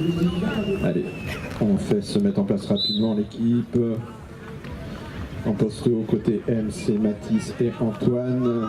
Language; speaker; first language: French; native; French